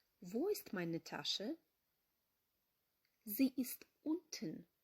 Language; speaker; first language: German; non-native, fluent; Ukrainian